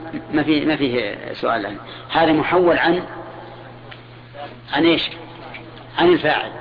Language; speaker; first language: Arabic; native; Arabic